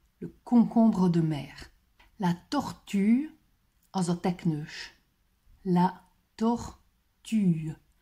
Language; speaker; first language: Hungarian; native; Hungarian